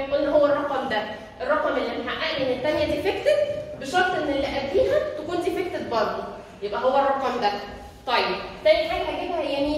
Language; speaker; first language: Arabic; native; Arabic